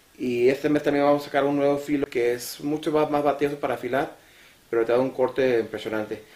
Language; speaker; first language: Spanish; native; Spanish